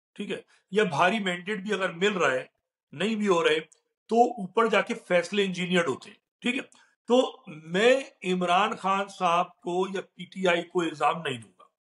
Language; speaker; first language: Urdu; native; Urdu